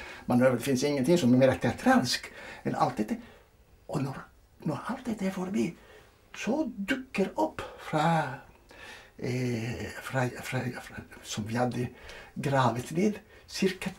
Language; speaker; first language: Norwegian; non-native, fluent; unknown